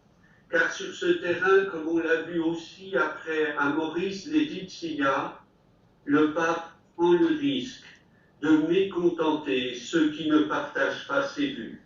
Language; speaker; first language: French; native; French